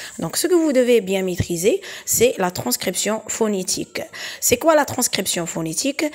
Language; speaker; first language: French; non-native, local second language; Arabic